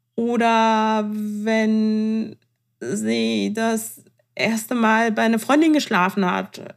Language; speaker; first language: German; non-native, fluent; Persian